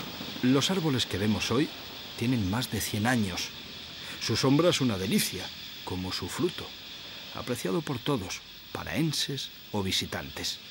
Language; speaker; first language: Spanish; native; Spanish